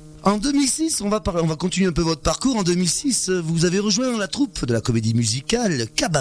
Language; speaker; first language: French; native; French